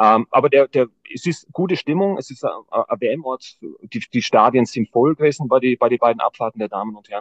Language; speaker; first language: German; native; German